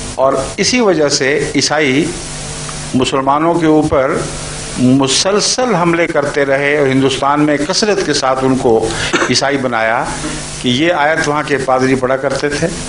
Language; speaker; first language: Urdu; native; Urdu